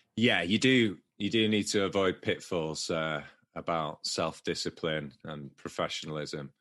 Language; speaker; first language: English; native; English